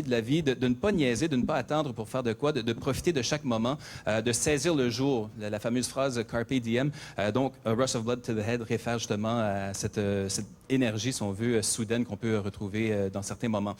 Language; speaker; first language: French; native; French